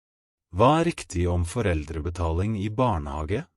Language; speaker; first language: Norwegian; non-native, fluent; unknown